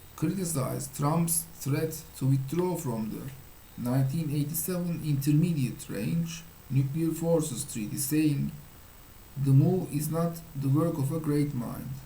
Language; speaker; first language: English; non-native, fluent; Turkish